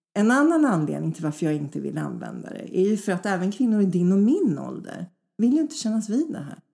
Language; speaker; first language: Swedish; early bilingual, other home language; Polish